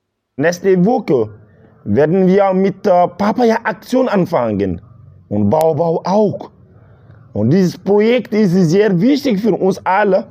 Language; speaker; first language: German; non-native, learner; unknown